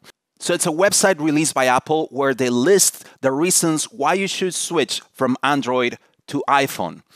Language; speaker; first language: English; non-native, fluent; Spanish